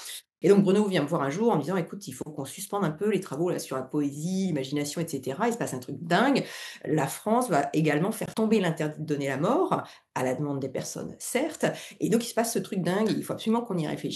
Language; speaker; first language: French; native; French